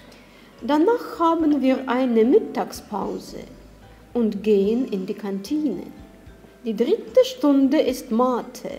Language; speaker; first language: German; non-native, learner; Russian